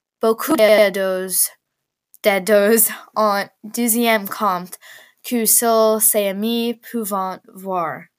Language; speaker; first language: French; non-native, learner; English